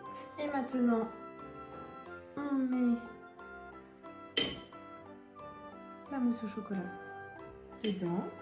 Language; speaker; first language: French; native; French